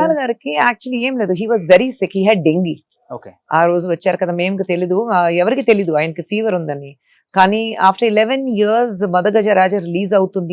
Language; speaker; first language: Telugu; non-native, fluent; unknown